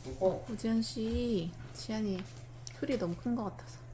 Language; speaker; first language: Korean; native; Korean